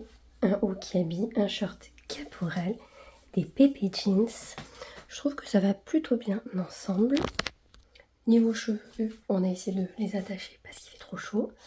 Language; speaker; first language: French; native; French